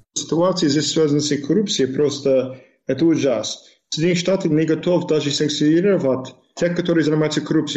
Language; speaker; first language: Russian; non-native, fluent; English